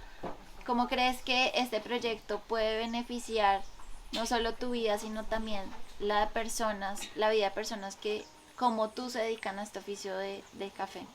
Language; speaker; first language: Spanish; native; Spanish